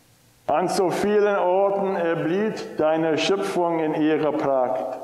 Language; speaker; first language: German; non-native, fluent; English